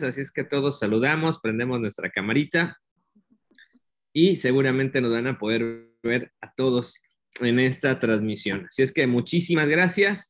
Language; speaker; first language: Spanish; native; Spanish